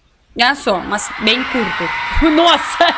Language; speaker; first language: Portuguese; non-native, learner; Russian